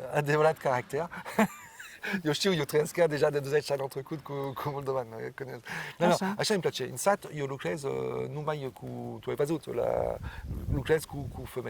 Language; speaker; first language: Romanian; non-native, learner; French